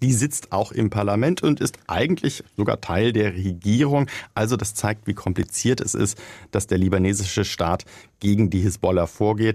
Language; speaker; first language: German; native; German